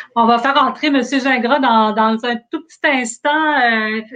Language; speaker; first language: French; native; French